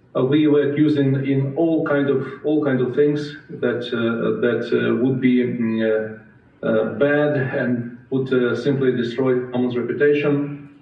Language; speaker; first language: English; non-native, fluent; Ukrainian